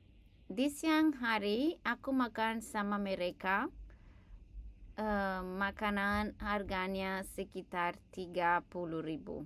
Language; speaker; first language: Indonesian; non-native, learner; English